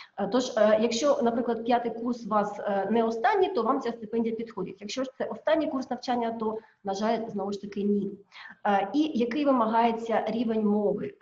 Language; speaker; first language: Ukrainian; native; Ukrainian